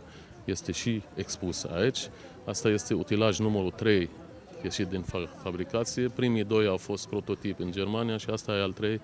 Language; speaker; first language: Romanian; non-native, fluent; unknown